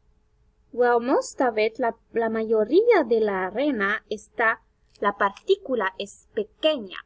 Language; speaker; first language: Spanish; non-native, fluent; English